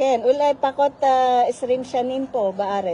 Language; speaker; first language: Hebrew; non-native, learner; Filipino